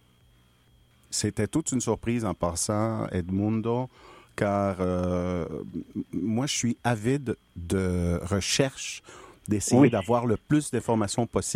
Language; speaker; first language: French; non-native, fluent; Spanish